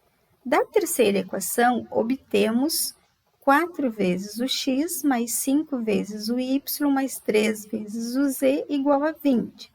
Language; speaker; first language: Portuguese; native; Portuguese